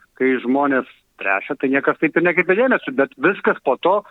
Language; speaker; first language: Lithuanian; native; Lithuanian